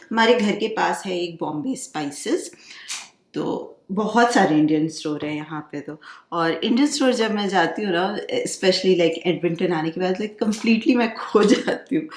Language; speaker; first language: Hindi; non-native, local second language; Bangla